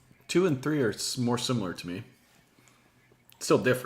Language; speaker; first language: English; native; English